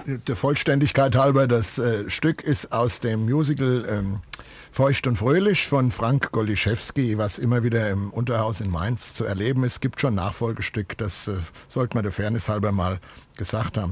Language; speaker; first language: German; native; German